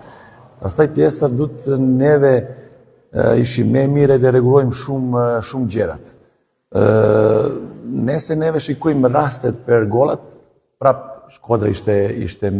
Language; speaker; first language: Albanian; non-native, learner; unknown